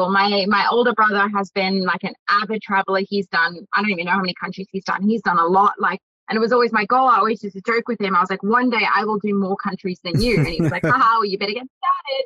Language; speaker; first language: English; native; English